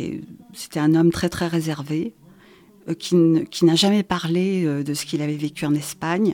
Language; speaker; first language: French; native; French